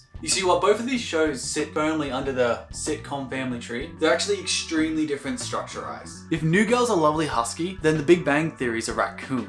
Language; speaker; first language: English; native; English